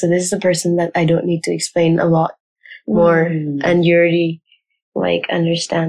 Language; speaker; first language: English; non-native, local second language; Surigaonon